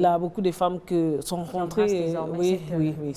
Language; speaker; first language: French; non-native, learner; Portuguese